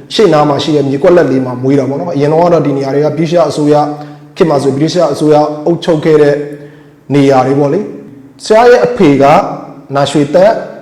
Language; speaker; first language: Burmese; non-native, local second language; Mon